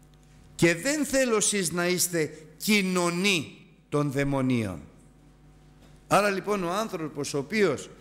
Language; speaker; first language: Greek; native; Greek